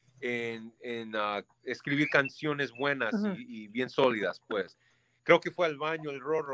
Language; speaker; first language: Spanish; early bilingual, heritage; Spanish